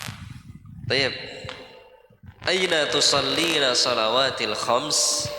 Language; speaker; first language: Arabic; non-native, fluent; Indonesian